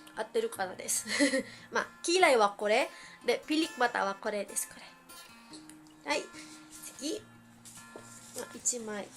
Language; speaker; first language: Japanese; early bilingual, heritage; Filipino